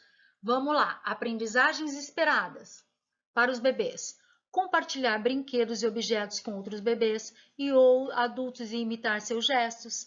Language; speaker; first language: Portuguese; native; Portuguese